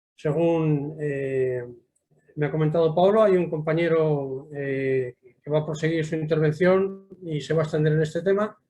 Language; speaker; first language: Spanish; native; Spanish